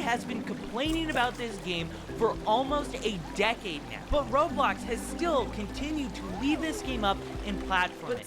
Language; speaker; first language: English; native; English